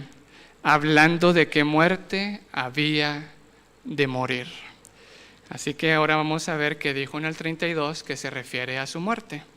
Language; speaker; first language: Spanish; native; Spanish